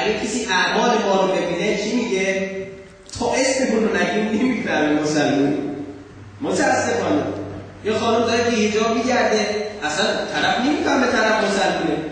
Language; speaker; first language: Persian; non-native, fluent; Urdu